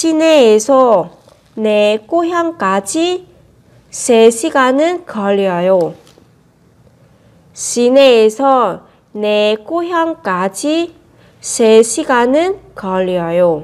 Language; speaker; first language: Korean; non-native, fluent; Vietnamese